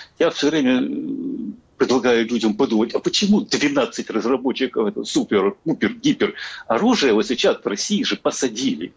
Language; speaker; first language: Russian; native; Russian